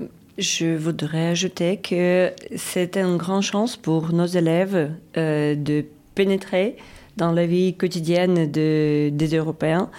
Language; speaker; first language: French; non-native, fluent; Ukrainian